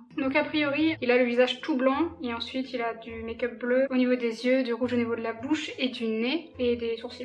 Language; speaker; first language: French; native; French